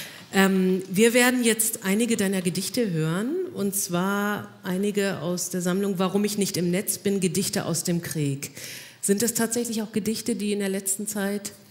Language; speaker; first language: German; native; German